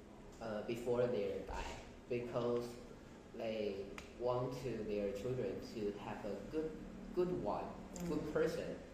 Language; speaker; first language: English; non-native, learner; Chinese